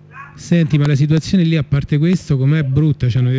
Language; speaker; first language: Italian; native; Italian